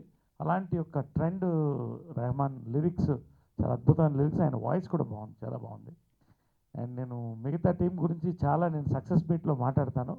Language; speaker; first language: Telugu; native; Telugu